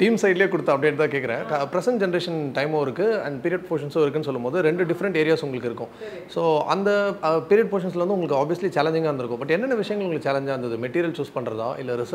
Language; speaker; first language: Tamil; native; Tamil